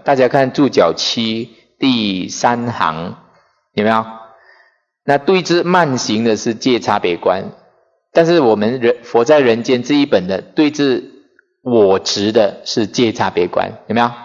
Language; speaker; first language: Chinese; non-native, fluent; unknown